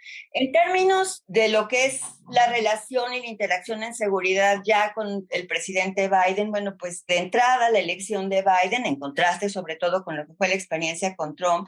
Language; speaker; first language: Spanish; native; Spanish